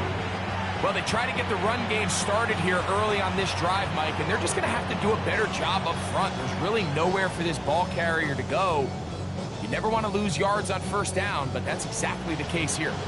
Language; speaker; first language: English; native; English